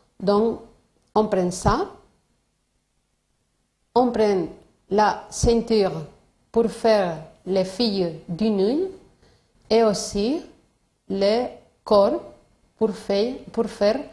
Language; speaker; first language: French; non-native, learner; Spanish